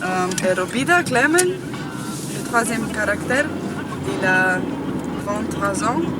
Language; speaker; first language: French; non-native, fluent; Slovenian